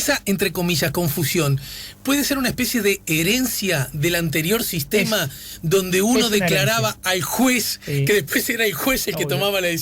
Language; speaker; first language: Spanish; native; Spanish